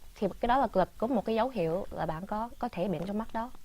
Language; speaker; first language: Vietnamese; early bilingual, other home language; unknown